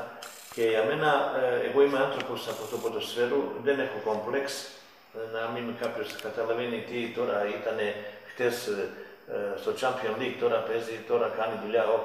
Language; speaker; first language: Greek; non-native, fluent; Serbian